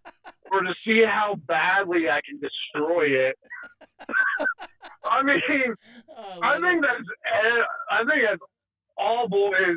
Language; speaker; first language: English; native; English